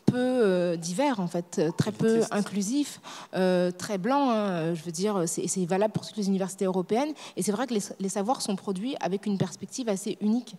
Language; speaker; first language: French; native; French